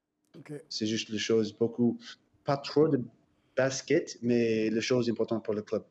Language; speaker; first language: French; non-native, fluent; English